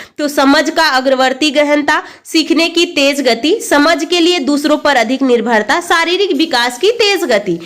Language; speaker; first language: Hindi; native; Hindi